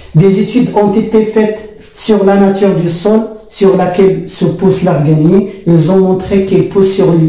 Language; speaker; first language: French; non-native, local second language; Arabic